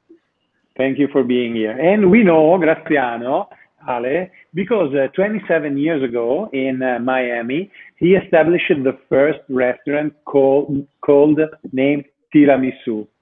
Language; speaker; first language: English; non-native, fluent; Italian